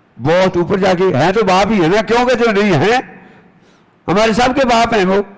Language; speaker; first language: Urdu; non-native, local second language; Punjabi